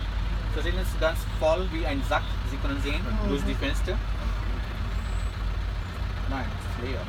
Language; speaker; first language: German; non-native, learner; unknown